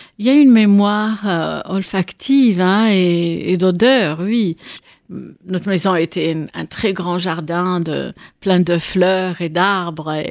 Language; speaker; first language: French; non-native, local second language; Arabic